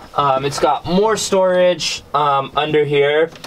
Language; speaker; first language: English; native; English